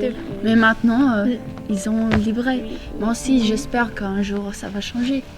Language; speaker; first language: French; non-native, learner; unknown